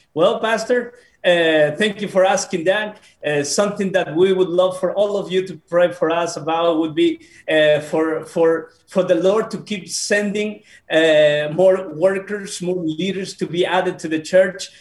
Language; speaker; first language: English; non-native, fluent; Spanish